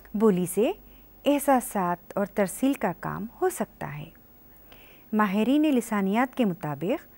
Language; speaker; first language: Urdu; native; Urdu